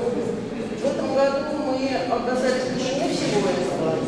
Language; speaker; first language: Russian; native; Russian